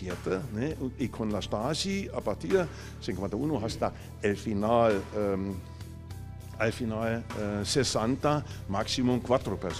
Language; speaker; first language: Spanish; non-native, fluent; German